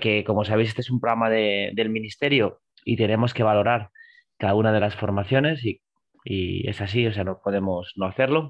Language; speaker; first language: Spanish; native; Spanish